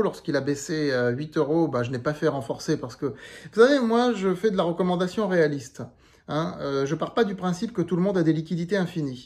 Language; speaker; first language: French; native; French